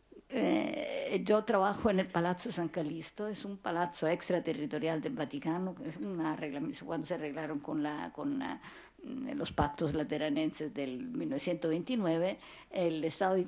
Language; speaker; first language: Spanish; non-native, fluent; Italian